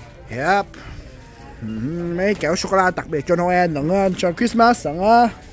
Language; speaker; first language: Vietnamese; early bilingual, heritage; Vietnamese